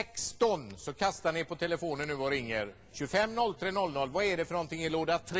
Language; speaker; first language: Swedish; native; Swedish